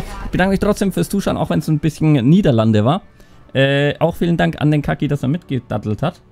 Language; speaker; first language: German; native; German